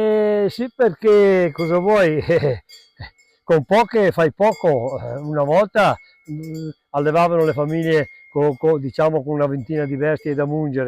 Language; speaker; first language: Italian; non-native, local second language; Venetian